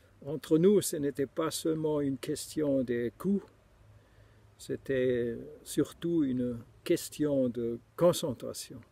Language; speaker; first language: French; non-native, fluent; German